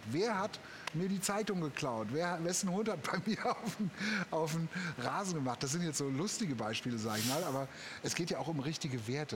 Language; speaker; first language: German; native; German